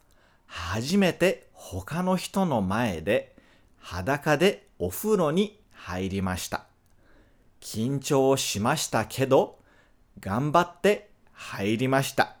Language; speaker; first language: Japanese; non-native, fluent; Portuguese